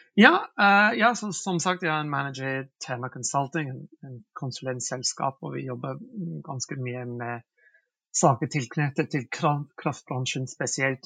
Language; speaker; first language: Norwegian; non-native, fluent; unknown